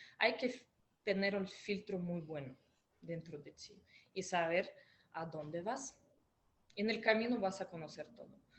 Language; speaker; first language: Spanish; non-native, fluent; Russian